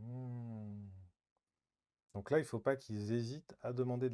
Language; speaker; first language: French; native; French